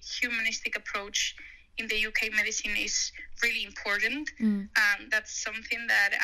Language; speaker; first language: English; non-native, fluent; Spanish